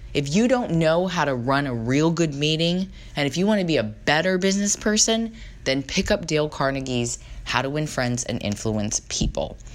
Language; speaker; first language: English; native; English